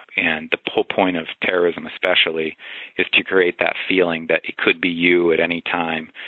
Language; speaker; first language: English; native; English